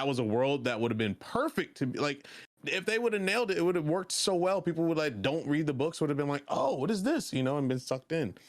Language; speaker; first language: English; native; English